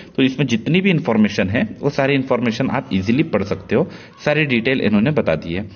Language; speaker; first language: Hindi; non-native, local second language; Marathi